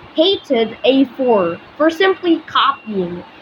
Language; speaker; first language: English; non-native, local second language; Filipino